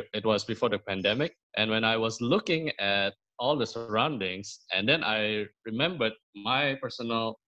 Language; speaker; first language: English; early bilingual, other home language; Indonesian